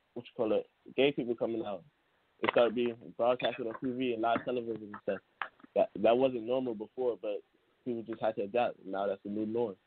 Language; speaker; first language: English; native; English